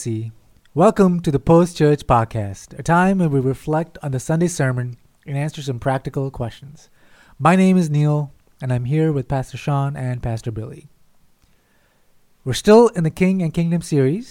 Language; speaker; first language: English; non-native, local second language; Malayalam